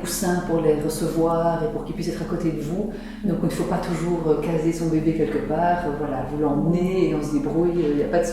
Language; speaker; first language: French; native; French